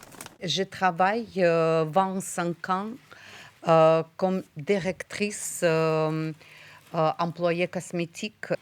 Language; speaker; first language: French; non-native, learner; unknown